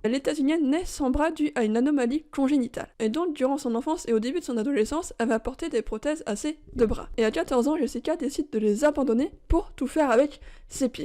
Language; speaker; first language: French; native; French